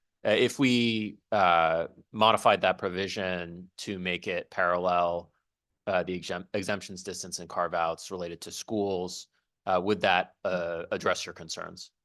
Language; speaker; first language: English; native; English